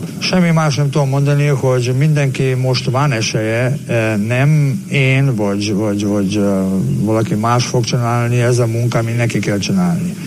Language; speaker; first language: Hungarian; non-native, learner; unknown